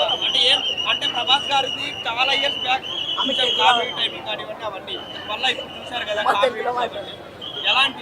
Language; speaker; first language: Telugu; native; Telugu